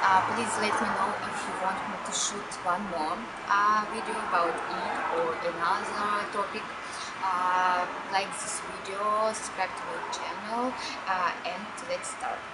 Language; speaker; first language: English; non-native, learner; Russian